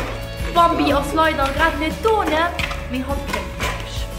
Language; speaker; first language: German; non-native, learner; Luxembourgish